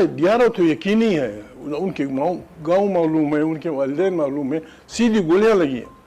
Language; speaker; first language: Urdu; non-native, local second language; Pashto